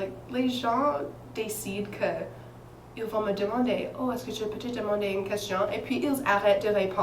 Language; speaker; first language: French; non-native, fluent; English